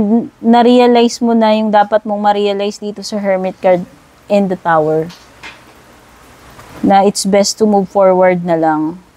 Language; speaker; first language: Filipino; native; Filipino